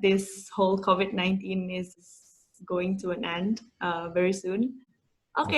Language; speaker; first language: English; non-native, fluent; Indonesian